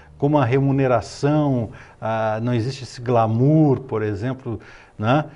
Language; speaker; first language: Portuguese; native; Portuguese